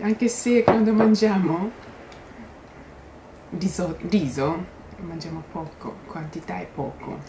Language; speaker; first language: Italian; non-native, learner; Japanese